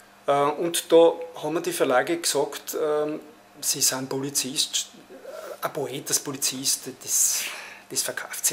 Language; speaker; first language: German; native; German